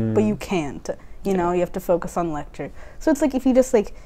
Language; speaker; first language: English; native; English